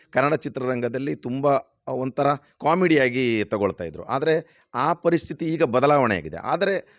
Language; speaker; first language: Kannada; non-native, local second language; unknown